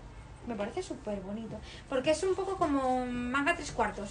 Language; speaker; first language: Spanish; native; Spanish